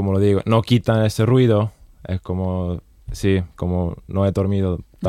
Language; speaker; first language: Spanish; non-native, fluent; Estonian